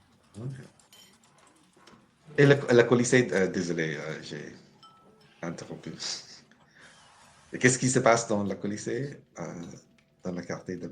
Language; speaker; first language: French; non-native, learner; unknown